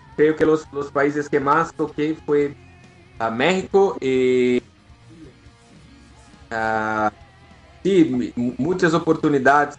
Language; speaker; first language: Spanish; non-native, learner; Portuguese